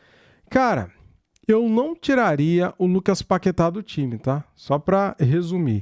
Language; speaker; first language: Portuguese; native; Portuguese